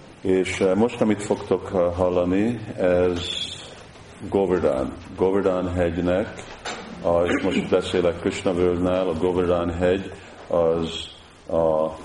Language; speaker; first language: Hungarian; early bilingual, heritage; Hungarian